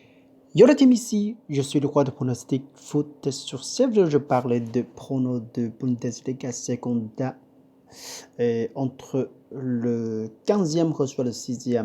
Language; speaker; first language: French; non-native, fluent; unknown